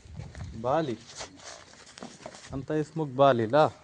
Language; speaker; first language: Arabic; non-native, learner; Bangla